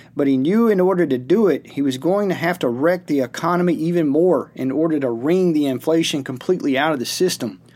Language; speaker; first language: English; native; English